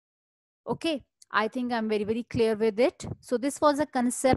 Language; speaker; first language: English; non-native, local second language; Hindi